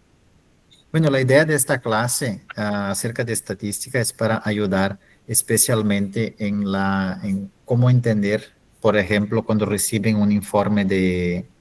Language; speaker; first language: Spanish; non-native, fluent; Portuguese